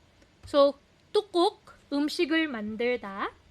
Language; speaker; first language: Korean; non-native, fluent; Filipino